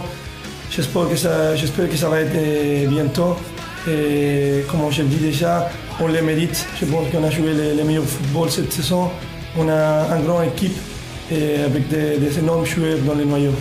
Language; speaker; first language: French; non-native, fluent; Spanish